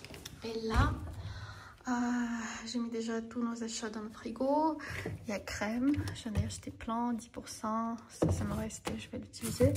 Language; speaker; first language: French; non-native, fluent; Armenian